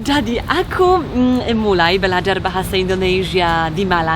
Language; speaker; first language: Indonesian; non-native, fluent; Polish